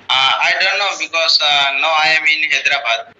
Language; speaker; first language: English; non-native, learner; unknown